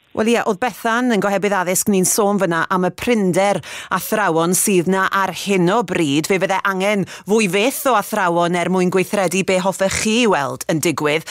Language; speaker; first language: Welsh; native; Welsh